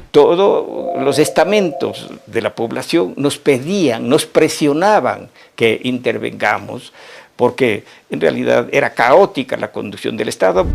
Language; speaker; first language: Spanish; native; Spanish